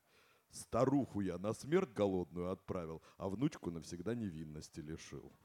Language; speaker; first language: Russian; native; Russian